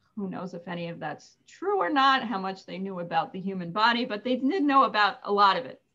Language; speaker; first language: English; native; English